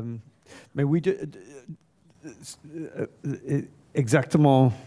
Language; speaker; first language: French; non-native, fluent; English